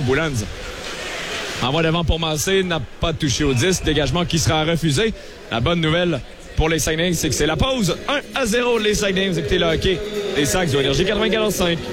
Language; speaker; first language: French; native; French